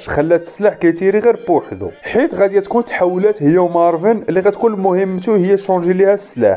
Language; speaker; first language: Arabic; native; Arabic